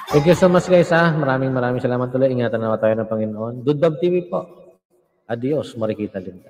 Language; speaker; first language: Filipino; non-native, local second language; Hiligaynon